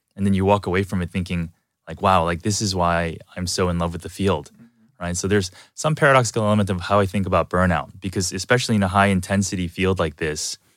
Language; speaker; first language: English; early bilingual, other home language; Korean